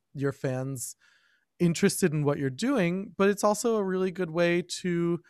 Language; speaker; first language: English; native; English